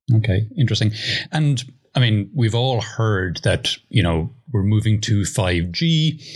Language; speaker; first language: English; native; English